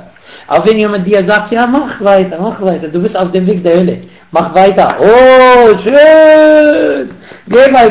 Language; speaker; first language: German; non-native, fluent; Arabic